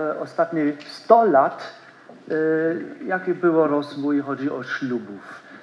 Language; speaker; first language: Polish; non-native, learner; German